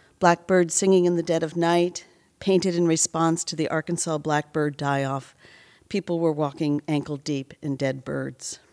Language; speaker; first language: English; native; English